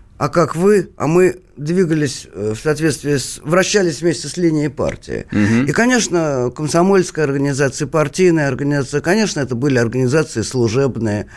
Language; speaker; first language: Russian; native; Russian